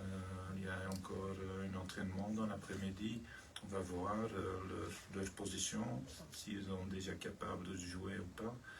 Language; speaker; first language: French; non-native, learner; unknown